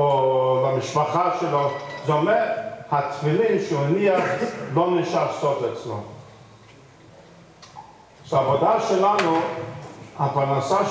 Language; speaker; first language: Hebrew; non-native, fluent; English